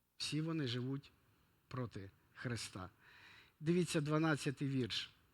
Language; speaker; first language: Ukrainian; non-native, local second language; Russian